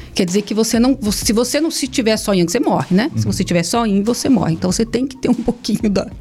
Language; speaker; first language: Portuguese; native; Portuguese